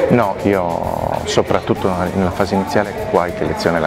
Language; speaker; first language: Italian; native; Italian